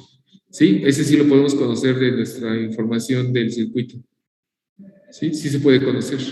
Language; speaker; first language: Spanish; native; Spanish